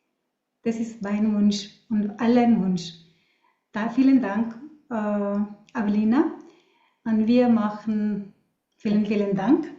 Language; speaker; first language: German; non-native, learner; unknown